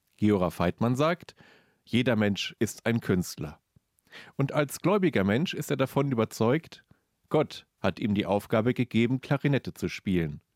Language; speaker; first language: German; native; German